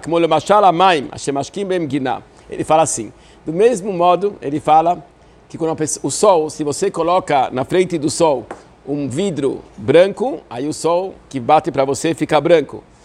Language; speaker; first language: Portuguese; non-native, fluent; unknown